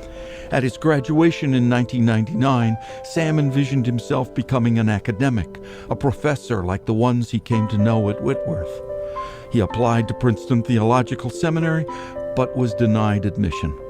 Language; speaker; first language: English; native; English